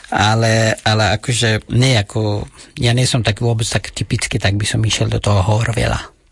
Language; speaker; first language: Slovak; non-native, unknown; Persian